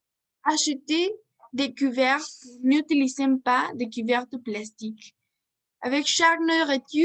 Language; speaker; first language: French; non-native, learner; Spanish